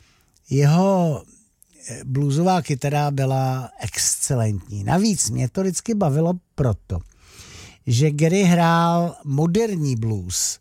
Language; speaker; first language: Czech; native; Czech